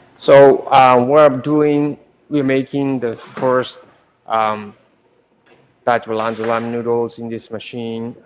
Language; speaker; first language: English; non-native, fluent; Japanese